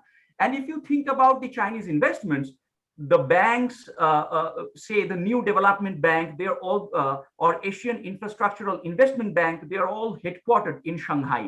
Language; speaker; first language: English; non-native, local second language; Bangla